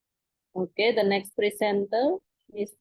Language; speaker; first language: English; non-native, fluent; Indonesian